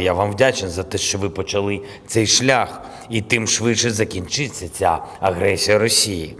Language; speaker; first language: Ukrainian; non-native, local second language; Russian